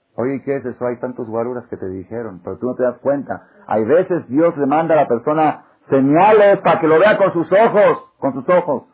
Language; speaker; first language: Spanish; non-native, fluent; Hebrew